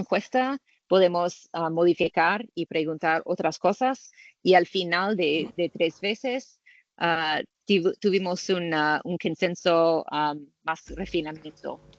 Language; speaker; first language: Spanish; non-native, learner; English